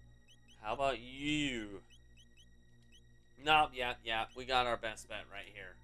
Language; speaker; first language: English; native; English